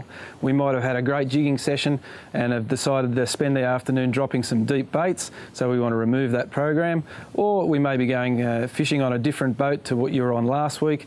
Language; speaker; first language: English; native; English